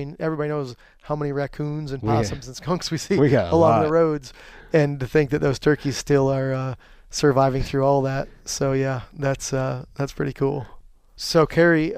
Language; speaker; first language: English; native; English